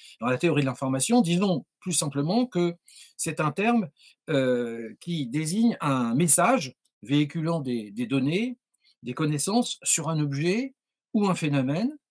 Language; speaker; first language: French; native; French